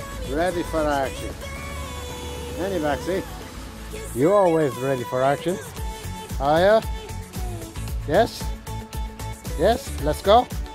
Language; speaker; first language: English; non-native, fluent; Portuguese